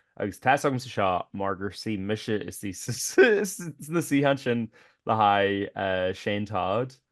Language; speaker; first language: Irish; native; Irish